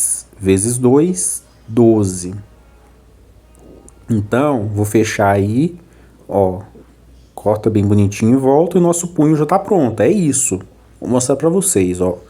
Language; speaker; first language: Portuguese; native; Portuguese